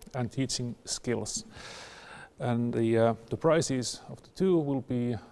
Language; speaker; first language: English; non-native, fluent; Finnish